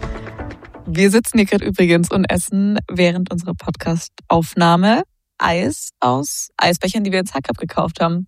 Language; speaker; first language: German; native; German